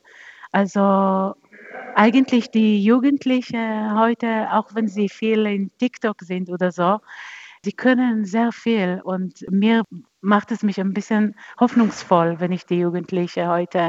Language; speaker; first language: German; non-native, fluent; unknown